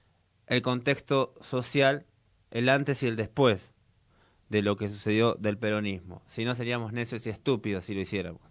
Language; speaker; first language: Spanish; native; Spanish